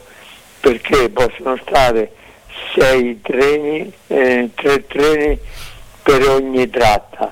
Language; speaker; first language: Italian; native; Italian